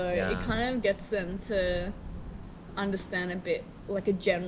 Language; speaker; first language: English; non-native, fluent; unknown